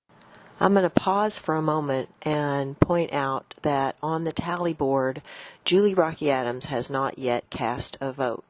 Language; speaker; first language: English; native; English